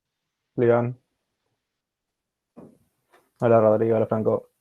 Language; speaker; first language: Spanish; native; Spanish